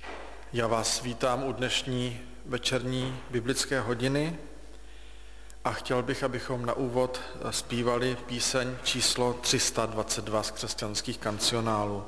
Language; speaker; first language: Czech; native; Czech